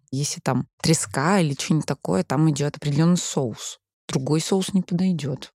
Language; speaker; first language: Russian; early bilingual, heritage; Danish